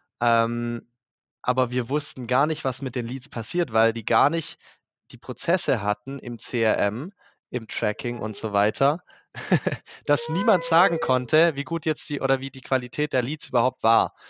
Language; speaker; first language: German; native; German